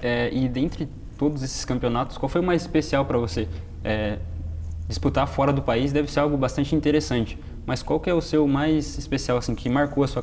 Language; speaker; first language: Portuguese; native; Portuguese